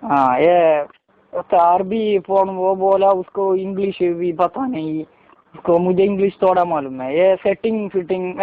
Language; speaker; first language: Hindi; non-native, learner; Malayalam